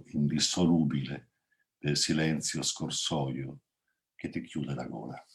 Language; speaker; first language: Italian; native; Italian